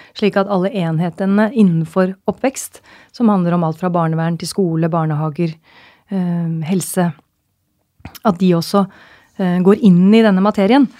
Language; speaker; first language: Norwegian; native; Norwegian